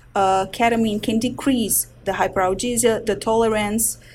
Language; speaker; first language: English; non-native, fluent; Portuguese